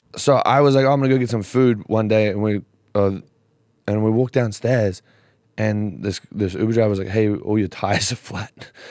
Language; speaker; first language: English; native; English